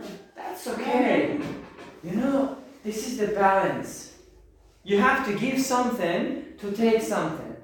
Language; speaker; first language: English; non-native, fluent; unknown